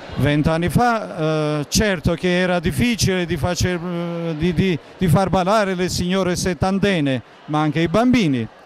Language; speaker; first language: Italian; non-native, fluent; Albanian